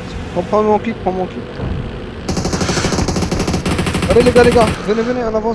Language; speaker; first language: French; native; French